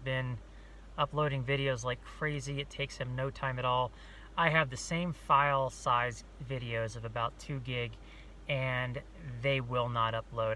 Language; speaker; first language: English; native; English